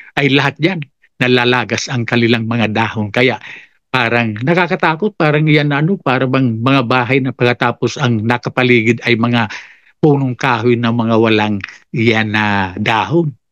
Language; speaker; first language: Filipino; non-native, local second language; Bikol